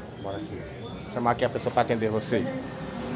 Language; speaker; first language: Portuguese; native; Portuguese